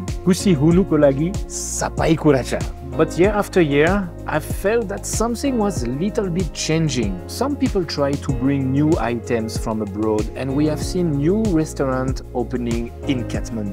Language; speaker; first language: English; non-native, fluent; French